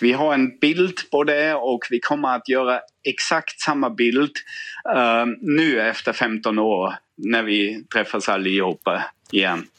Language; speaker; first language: Swedish; non-native, fluent; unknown